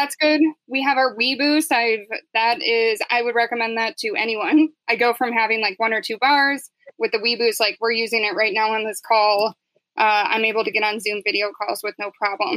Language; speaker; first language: English; native; English